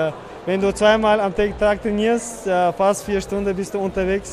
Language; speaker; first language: German; non-native, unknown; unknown